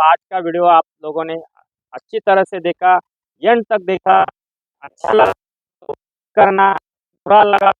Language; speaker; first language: Hindi; non-native, local second language; Marathi